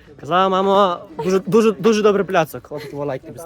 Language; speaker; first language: Polish; non-native, learner; Ukrainian